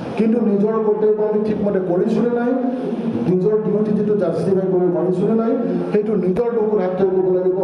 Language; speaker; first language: Assamese; non-native, local second language; Karbi